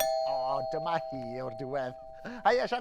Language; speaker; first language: Welsh; native; Welsh